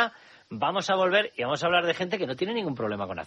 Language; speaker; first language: Spanish; native; Spanish